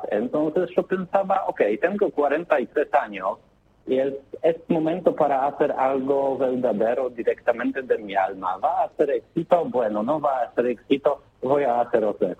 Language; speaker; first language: Spanish; non-native, learner; Polish